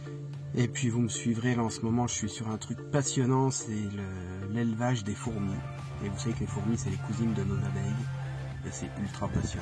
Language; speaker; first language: French; native; French